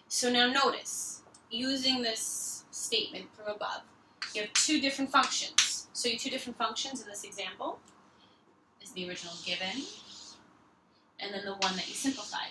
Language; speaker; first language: English; native; English